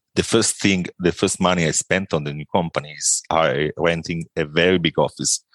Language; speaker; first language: English; non-native, fluent; Italian